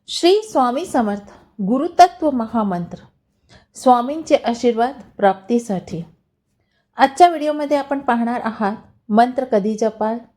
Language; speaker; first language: Marathi; non-native, local second language; Hindi